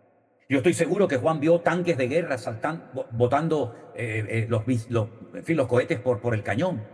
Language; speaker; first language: Spanish; native; Spanish